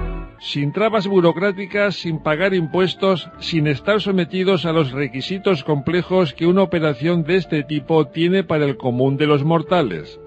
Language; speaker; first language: Spanish; native; Spanish